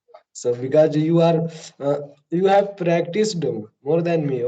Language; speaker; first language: English; non-native, learner; Hindi